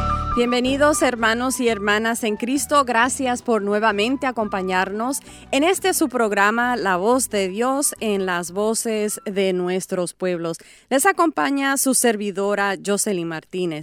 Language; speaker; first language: Spanish; native; Spanish